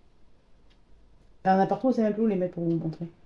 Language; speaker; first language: French; native; French